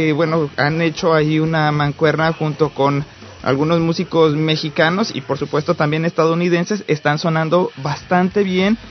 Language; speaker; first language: Spanish; native; Spanish